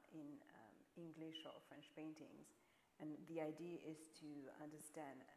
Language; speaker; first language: English; non-native, fluent; French